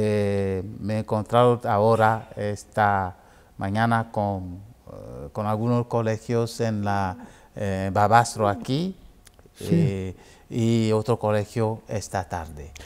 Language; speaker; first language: Spanish; non-native, fluent; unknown